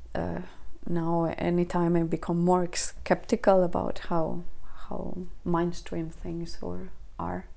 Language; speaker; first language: English; non-native, fluent; Spanish